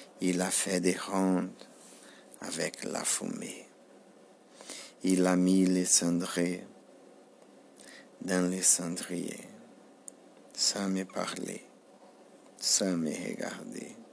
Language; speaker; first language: French; non-native, learner; Portuguese